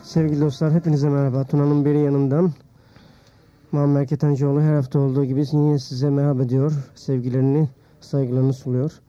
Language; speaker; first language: Turkish; native; Turkish